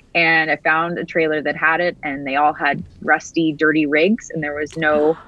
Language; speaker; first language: English; native; English